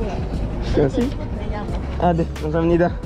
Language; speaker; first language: Korean; non-native, learner; French